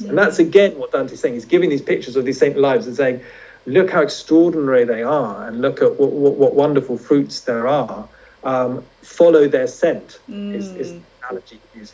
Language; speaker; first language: English; native; English